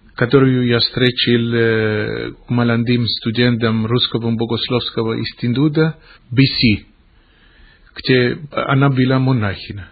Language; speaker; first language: Russian; non-native, fluent; Greek